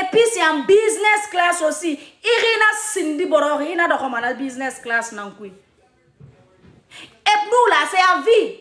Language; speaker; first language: French; non-native, local second language; Mandingo